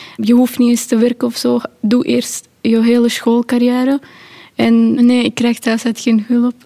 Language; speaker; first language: Dutch; non-native, fluent; Urdu